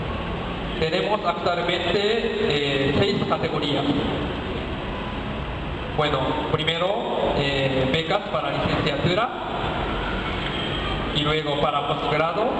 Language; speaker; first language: Spanish; non-native, learner; Japanese